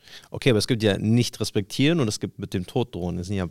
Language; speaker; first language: German; native; German